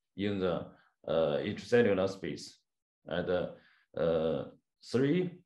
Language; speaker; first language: English; non-native, learner; Chinese